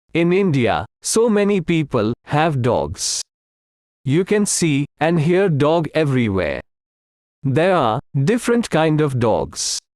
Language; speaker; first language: English; non-native, local second language; Hindi